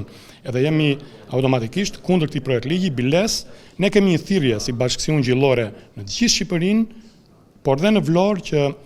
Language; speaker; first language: Albanian; native; Albanian